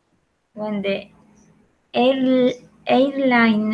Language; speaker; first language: English; non-native, learner; Spanish